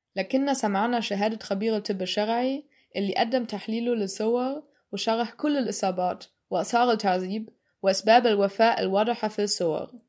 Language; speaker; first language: Arabic; non-native, fluent; German